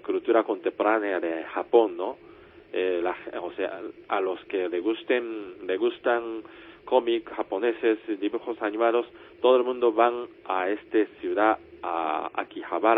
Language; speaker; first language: Spanish; non-native, fluent; Japanese